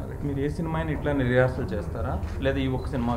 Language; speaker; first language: Telugu; native; Telugu